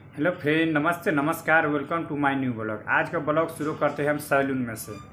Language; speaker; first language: Hindi; non-native, local second language; Bhojpuri